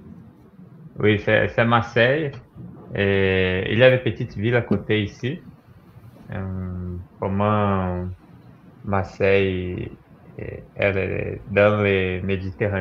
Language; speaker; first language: French; non-native, fluent; Portuguese